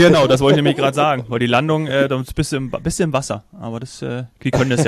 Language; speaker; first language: German; native; German